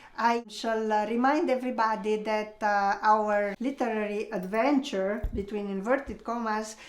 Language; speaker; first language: English; non-native, fluent; Romanian